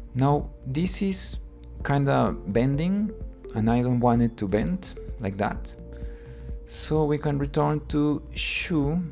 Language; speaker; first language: English; non-native, fluent; Spanish